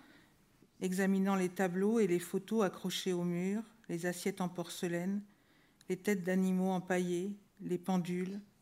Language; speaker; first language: French; native; French